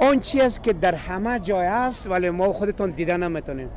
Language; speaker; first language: Persian; native; Persian